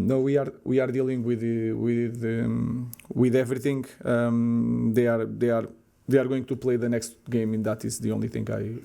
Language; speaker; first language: English; non-native, fluent; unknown